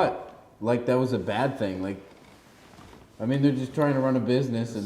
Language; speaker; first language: English; native; English